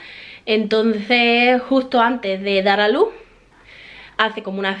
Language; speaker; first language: Spanish; native; Spanish